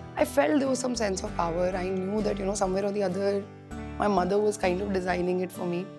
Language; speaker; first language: English; non-native, local second language; Hindi